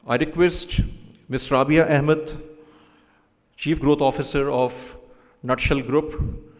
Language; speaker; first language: English; non-native, local second language; Urdu